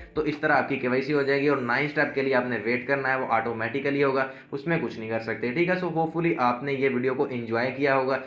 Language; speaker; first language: Urdu; non-native, local second language; Punjabi